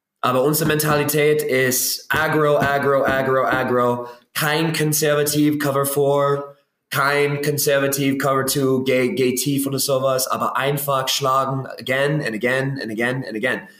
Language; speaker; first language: German; non-native, learner; English